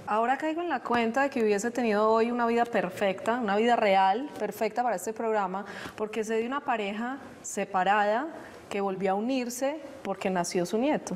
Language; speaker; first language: Spanish; native; Spanish